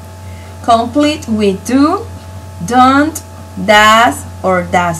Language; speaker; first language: English; non-native, local second language; Spanish